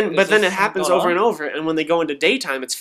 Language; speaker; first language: English; native; English